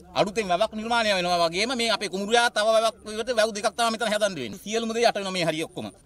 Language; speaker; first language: Sinhala; native; Sinhala